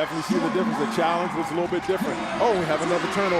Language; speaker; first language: English; native; English